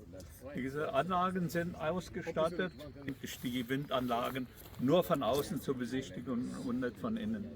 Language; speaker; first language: German; native; German